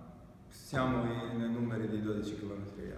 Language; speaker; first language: Italian; non-native, fluent; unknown